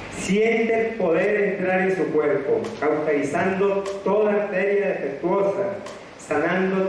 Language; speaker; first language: Spanish; native; Spanish